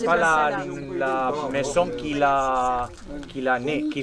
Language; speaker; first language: French; non-native, fluent; Spanish